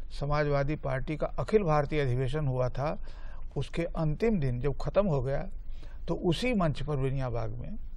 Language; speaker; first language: Hindi; native; Hindi